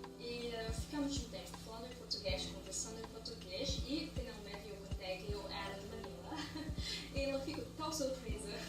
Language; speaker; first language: Portuguese; non-native, learner; English